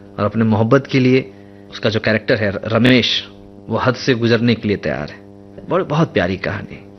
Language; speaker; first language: Hindi; non-native, local second language; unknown